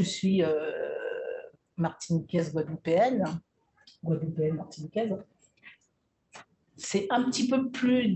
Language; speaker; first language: French; native; French